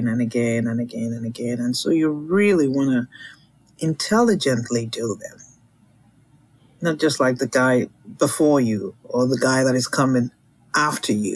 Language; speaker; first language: English; non-native, local second language; Yoruba